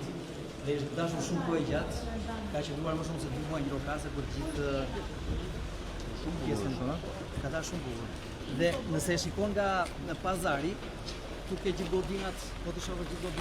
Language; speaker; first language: Albanian; native; Albanian